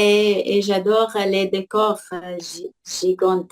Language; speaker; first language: French; non-native, learner; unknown